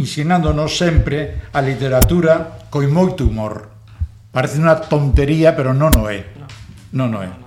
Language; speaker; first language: Galician; non-native, learner; Spanish